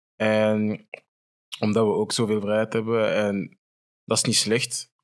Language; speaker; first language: Dutch; native; Dutch